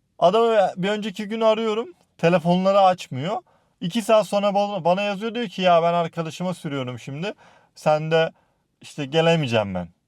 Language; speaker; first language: Turkish; native; Turkish